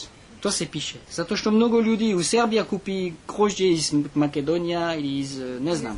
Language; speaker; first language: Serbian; non-native, learner; French